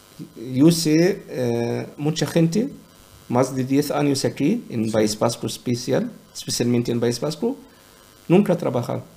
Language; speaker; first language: Spanish; non-native, learner; Arabic